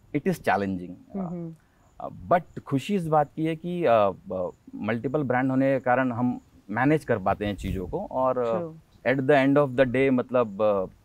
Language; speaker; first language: Hindi; native; Hindi